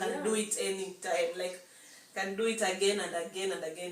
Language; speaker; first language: English; non-native, local second language; Swahili